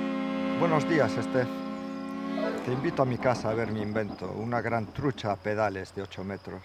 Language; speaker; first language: Spanish; native; Spanish